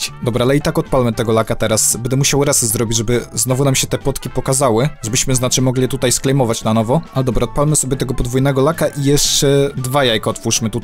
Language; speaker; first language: Polish; native; Polish